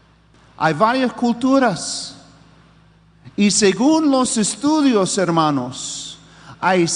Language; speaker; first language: Spanish; non-native, fluent; English